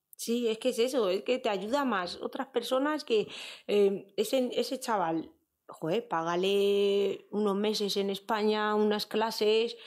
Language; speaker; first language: Spanish; native; Spanish